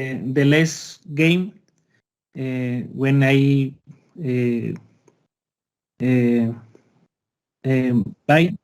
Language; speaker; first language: English; non-native, learner; Spanish